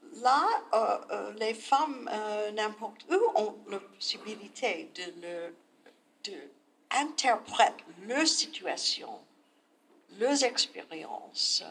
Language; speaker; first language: French; non-native, learner; English